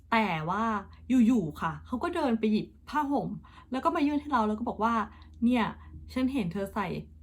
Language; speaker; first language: Thai; early bilingual, heritage; Thai